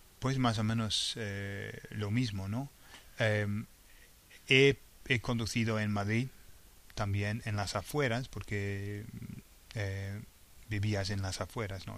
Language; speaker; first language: Spanish; non-native, fluent; English